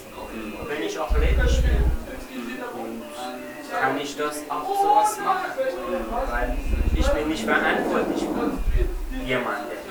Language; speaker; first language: German; non-native, learner; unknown